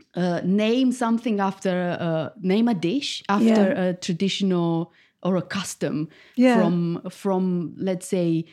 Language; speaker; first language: English; non-native, fluent; Romanian